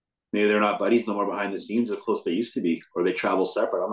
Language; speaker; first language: English; native; English